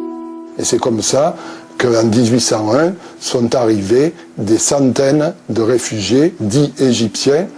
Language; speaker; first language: French; native; French